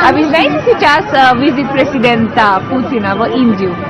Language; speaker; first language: Russian; non-native, learner; Hindi